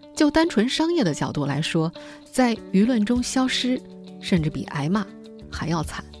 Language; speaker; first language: Chinese; native; Chinese